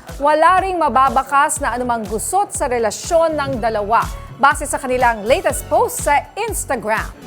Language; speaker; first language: Filipino; native; Filipino